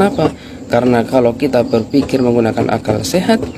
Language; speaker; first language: Indonesian; native; Indonesian